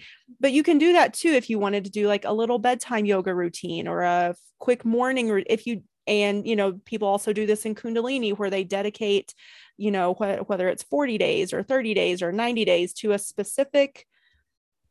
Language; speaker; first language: English; native; English